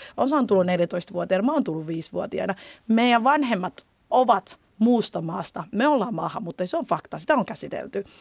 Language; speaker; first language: Finnish; early bilingual, other home language; Somali